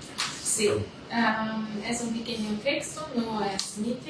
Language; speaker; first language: Spanish; non-native, learner; German